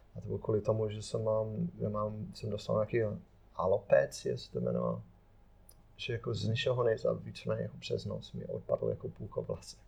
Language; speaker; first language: Czech; non-native, fluent; English